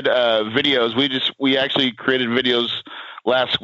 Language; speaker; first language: English; native; English